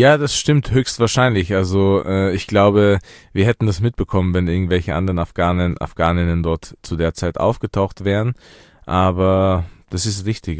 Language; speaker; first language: German; early bilingual, other home language; Persian